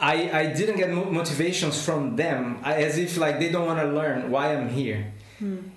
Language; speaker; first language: English; non-native, fluent; Portuguese